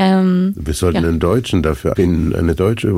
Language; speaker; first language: German; native; German